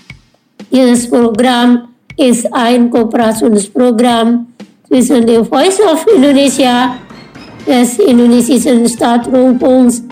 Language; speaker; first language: German; non-native, fluent; Indonesian